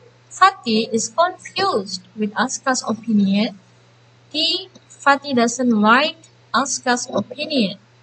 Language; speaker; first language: English; non-native, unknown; Indonesian